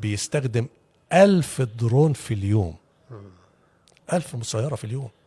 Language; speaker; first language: Arabic; native; Arabic